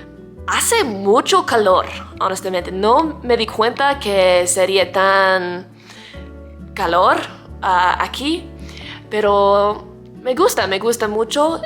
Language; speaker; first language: Spanish; non-native, learner; English